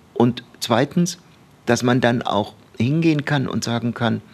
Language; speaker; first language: German; early bilingual, other home language; Turkish